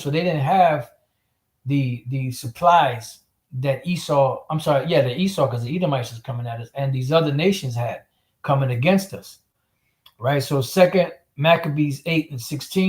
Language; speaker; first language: English; native; English